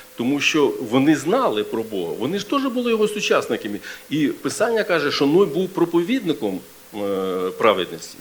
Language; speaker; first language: Ukrainian; non-native, local second language; Russian